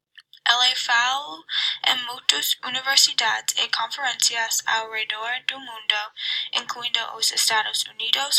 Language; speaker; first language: Portuguese; non-native, learner; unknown